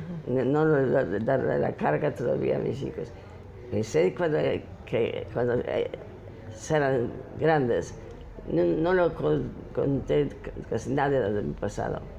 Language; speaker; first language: Spanish; non-native, fluent; Polish